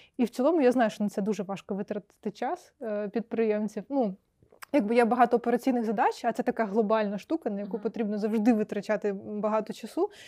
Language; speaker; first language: Ukrainian; native; Ukrainian